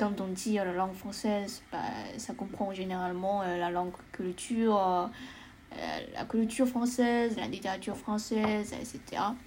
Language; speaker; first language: French; non-native, learner; Chinese